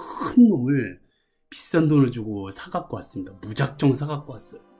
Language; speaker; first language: Korean; native; Korean